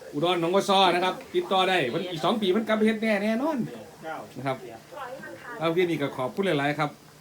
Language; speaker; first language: Thai; native; Thai